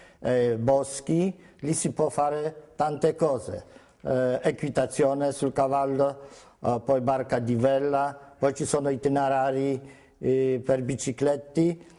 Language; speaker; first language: Italian; non-native, fluent; Polish